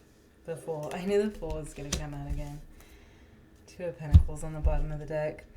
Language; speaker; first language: English; native; English